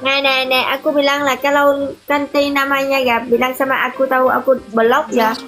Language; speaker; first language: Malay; non-native, learner; Vietnamese